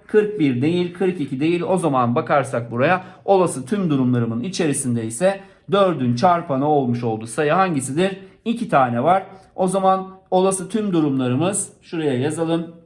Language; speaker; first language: Turkish; native; Turkish